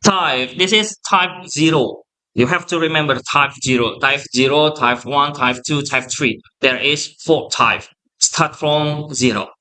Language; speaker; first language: English; non-native, learner; Indonesian